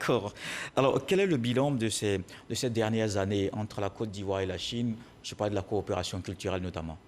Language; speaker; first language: French; native; French